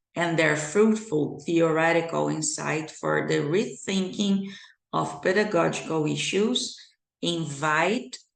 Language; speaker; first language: English; non-native, fluent; Portuguese